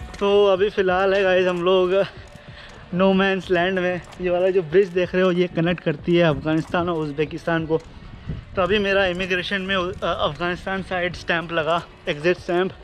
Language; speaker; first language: Hindi; native; Hindi